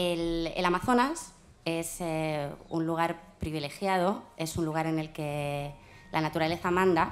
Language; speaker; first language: Spanish; native; Spanish